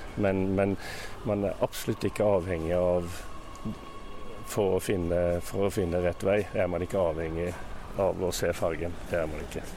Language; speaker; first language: Norwegian; native; Norwegian